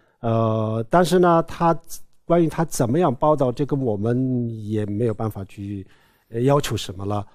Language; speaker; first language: Chinese; non-native, local second language; Tibetan